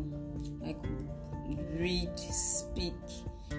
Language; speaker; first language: English; non-native, local second language; French